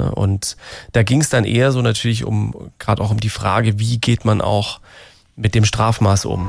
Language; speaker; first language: German; native; German